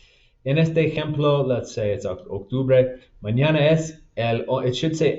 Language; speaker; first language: Spanish; non-native, fluent; English